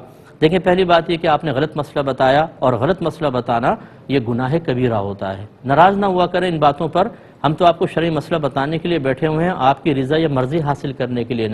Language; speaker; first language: Urdu; native; Urdu